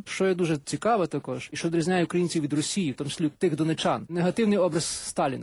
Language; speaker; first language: Ukrainian; native; Ukrainian